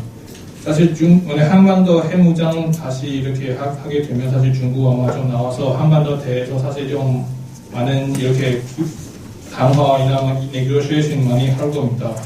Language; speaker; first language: Korean; non-native, fluent; Chinese